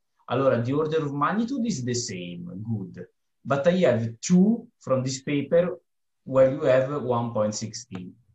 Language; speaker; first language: English; non-native, fluent; Italian